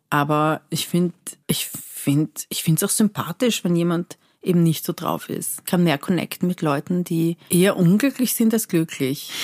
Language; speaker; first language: German; early bilingual, other home language; Persian